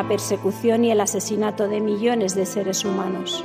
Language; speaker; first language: Spanish; native; Spanish